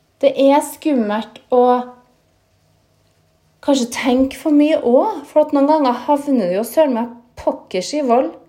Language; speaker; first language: Norwegian; native; Norwegian